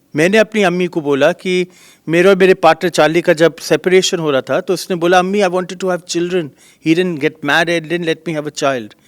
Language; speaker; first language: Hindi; native; Hindi